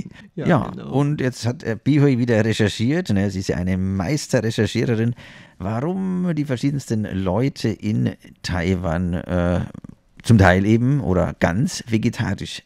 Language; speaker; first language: German; native; German